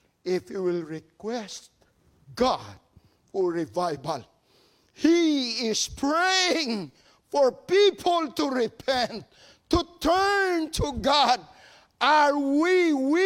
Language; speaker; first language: English; non-native, local second language; Cebuano